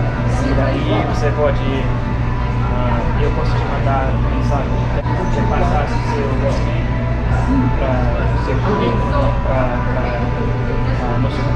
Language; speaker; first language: Portuguese; non-native, fluent; English